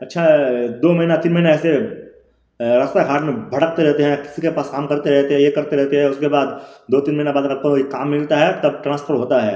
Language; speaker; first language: Hindi; non-native, local second language; Bangla